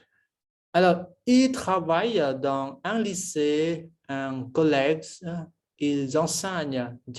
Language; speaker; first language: French; non-native, fluent; Khmer